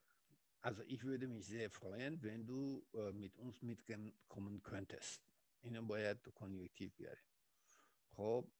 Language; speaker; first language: German; non-native, fluent; Persian